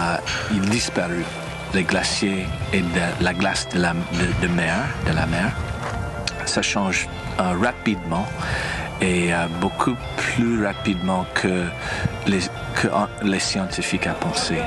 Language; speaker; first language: French; non-native, learner; English